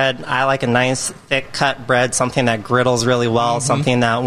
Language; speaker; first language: English; native; English